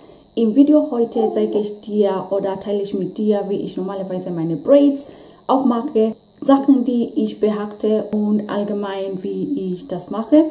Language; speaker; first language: German; non-native, fluent; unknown